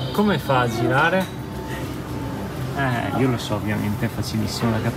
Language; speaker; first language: Italian; native; Italian